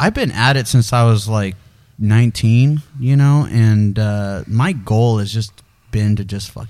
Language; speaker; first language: English; early bilingual, other home language; Spanish